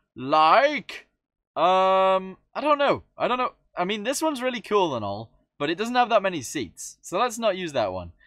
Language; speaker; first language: English; native; English